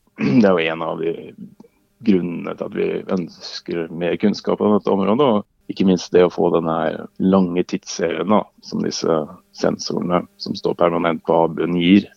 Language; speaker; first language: Norwegian; native; Norwegian